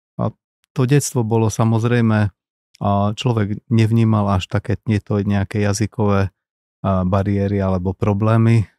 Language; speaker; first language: Slovak; non-native, local second language; Hungarian